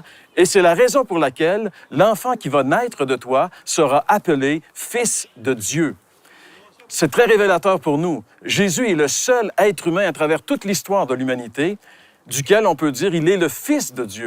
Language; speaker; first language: French; native; French